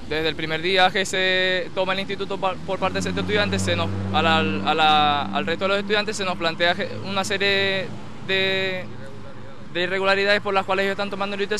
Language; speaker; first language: Spanish; native; Spanish